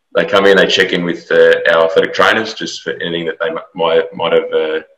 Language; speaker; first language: English; native; English